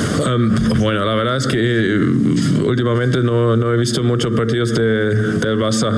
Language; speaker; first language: Spanish; non-native, fluent; German